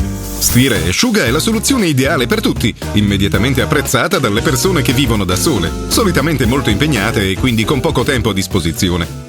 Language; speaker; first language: Italian; native; Italian